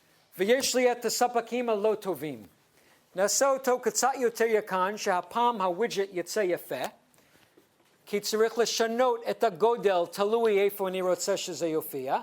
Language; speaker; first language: Hebrew; non-native, fluent; English